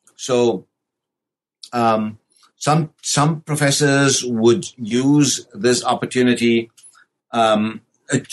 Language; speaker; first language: English; native; English